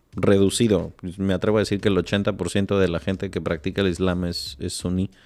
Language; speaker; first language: Spanish; native; Spanish